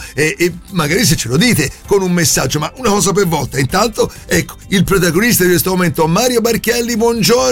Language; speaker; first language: Italian; native; Italian